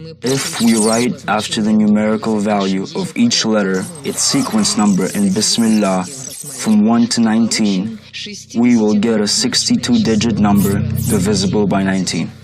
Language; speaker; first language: English; non-native, fluent; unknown